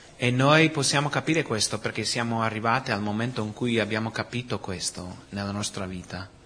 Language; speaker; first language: Italian; non-native, fluent; Spanish